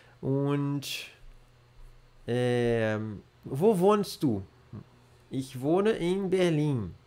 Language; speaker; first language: German; non-native, learner; Portuguese